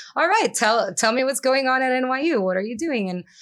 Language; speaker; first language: English; non-native, fluent; Spanish